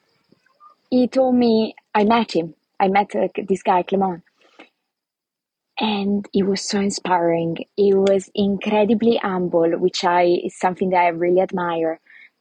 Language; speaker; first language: English; non-native, fluent; Italian